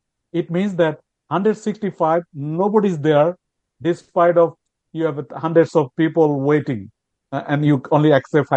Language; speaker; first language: English; non-native, local second language; Bangla